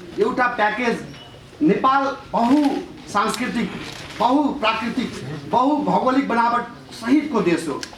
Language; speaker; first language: Nepali; non-native, local second language; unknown